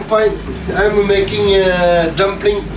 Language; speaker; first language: English; non-native, learner; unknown